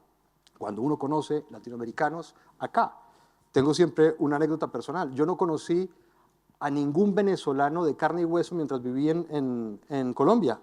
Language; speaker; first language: Spanish; native; Spanish